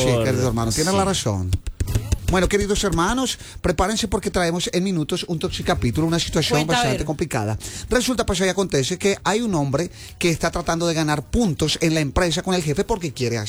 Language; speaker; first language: Spanish; native; Spanish